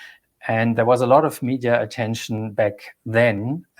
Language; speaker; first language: English; non-native, fluent; German